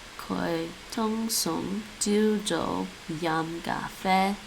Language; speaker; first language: Chinese; non-native, learner; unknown